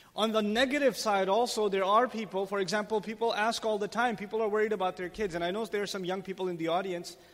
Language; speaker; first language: English; native; English